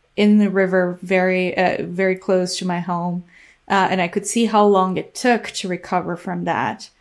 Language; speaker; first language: English; non-native, fluent; Portuguese